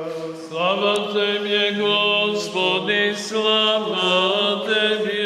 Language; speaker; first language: Bosnian; native; Bosnian